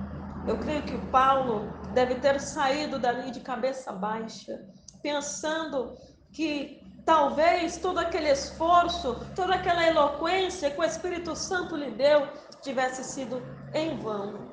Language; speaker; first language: Portuguese; native; Portuguese